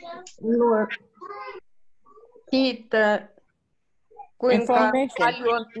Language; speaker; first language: Finnish; non-native, learner; Russian